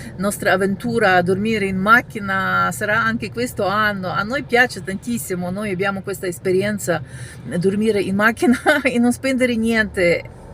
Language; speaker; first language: Italian; non-native, fluent; Ukrainian